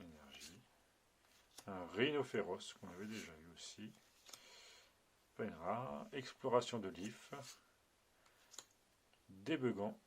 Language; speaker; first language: French; native; French